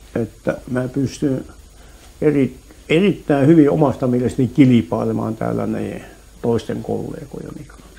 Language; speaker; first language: Finnish; native; Finnish